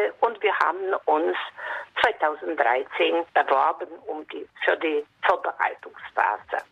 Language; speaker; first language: German; non-native, fluent; Polish